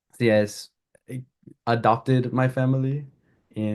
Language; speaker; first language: Spanish; non-native, learner; English